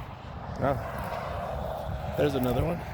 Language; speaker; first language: English; native; English